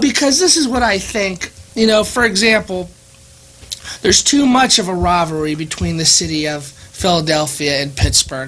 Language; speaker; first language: English; native; English